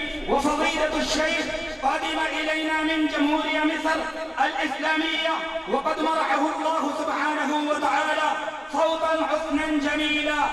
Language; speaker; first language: Arabic; non-native, fluent; Urdu